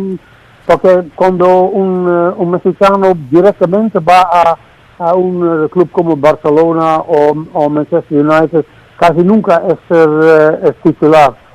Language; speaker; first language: Spanish; non-native, fluent; Dutch